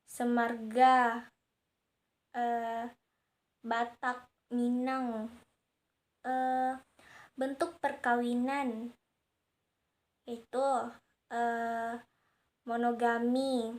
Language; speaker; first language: Indonesian; native; Indonesian